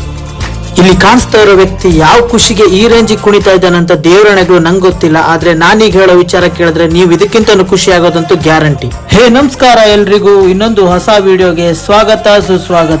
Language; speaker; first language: Kannada; native; Kannada